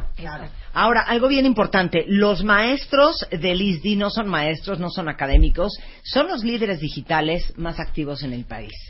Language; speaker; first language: Spanish; early bilingual, other home language; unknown